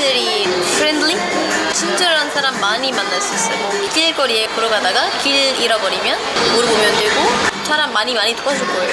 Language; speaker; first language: Korean; non-native, local second language; Arabic